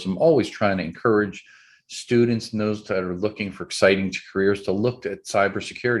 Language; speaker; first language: English; native; English